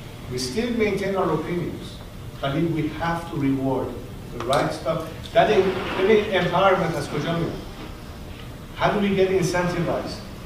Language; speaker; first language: English; non-native, fluent; Persian